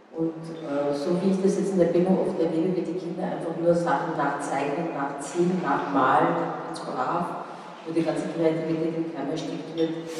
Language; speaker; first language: German; non-native, fluent; Japanese